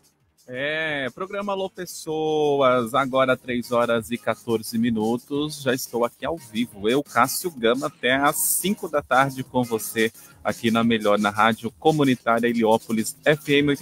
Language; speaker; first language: Portuguese; native; Portuguese